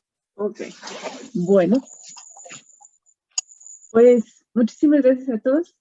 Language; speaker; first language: Spanish; native; Spanish